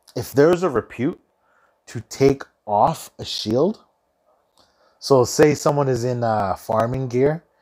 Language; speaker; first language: English; early bilingual, other home language; Spanish